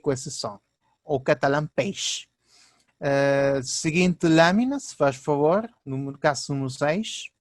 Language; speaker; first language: Portuguese; early bilingual, heritage; Portuguese